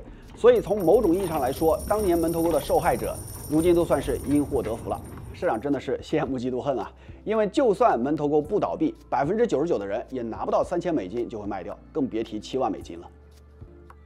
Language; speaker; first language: Chinese; native; Chinese